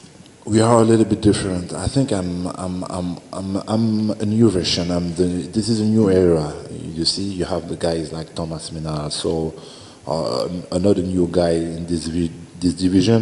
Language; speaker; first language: English; non-native, learner; French